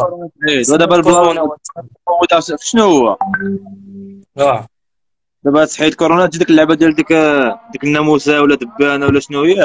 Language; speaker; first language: Arabic; native; Arabic